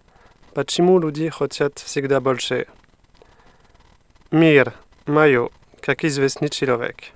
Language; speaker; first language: Russian; non-native, learner; French